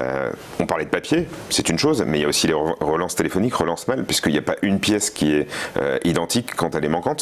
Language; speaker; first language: French; native; French